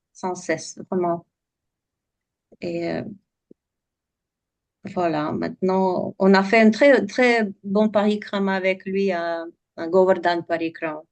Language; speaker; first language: French; non-native, fluent; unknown